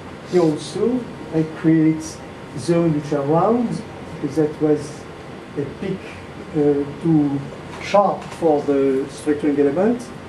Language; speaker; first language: English; non-native, fluent; French